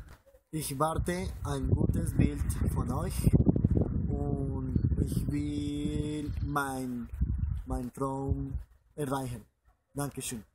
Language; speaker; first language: German; non-native, learner; Spanish